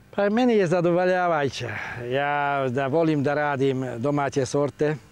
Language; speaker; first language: Croatian; non-native, local second language; Hungarian